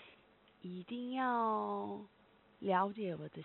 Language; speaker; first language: Chinese; non-native, learner; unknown